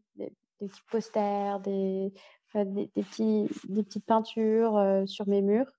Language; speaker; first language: French; native; French